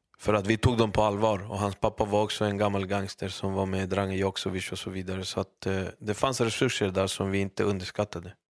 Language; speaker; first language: Swedish; early bilingual, other home language; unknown